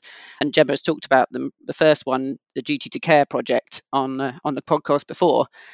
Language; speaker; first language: English; native; English